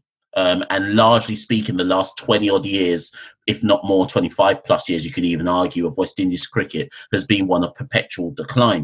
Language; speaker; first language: English; native; English